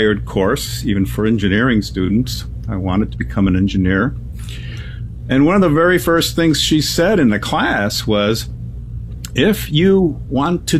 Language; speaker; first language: English; non-native, local second language; German